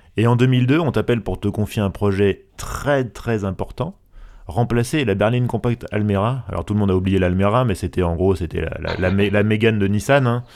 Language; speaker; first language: French; native; French